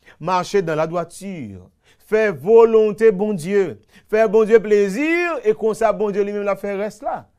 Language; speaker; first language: French; non-native, local second language; Haitian Creole